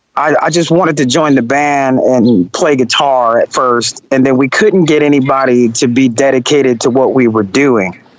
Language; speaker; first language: English; native; English